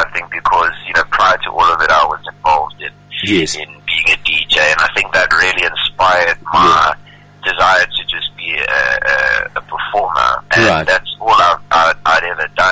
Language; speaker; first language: English; native; English